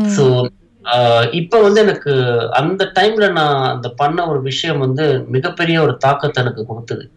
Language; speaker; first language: Tamil; native; Tamil